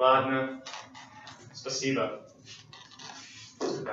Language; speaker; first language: Russian; non-native, learner; English